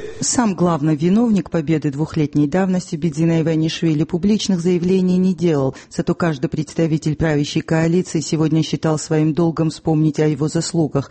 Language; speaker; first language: Russian; non-native, local second language; Georgian